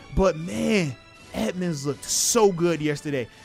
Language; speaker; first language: English; native; English